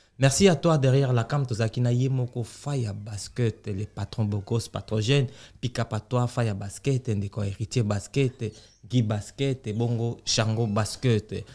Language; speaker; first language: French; non-native, local second language; Lingala